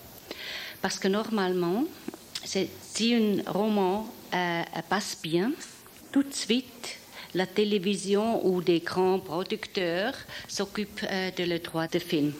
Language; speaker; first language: French; non-native, fluent; German